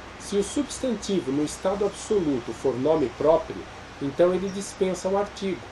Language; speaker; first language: Portuguese; native; Portuguese